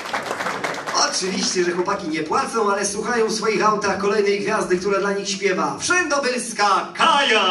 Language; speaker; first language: Polish; native; Polish